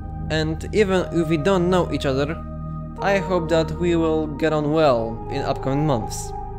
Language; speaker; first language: English; non-native, fluent; Polish